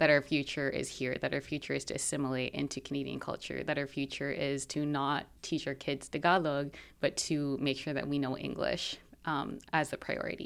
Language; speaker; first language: English; native; English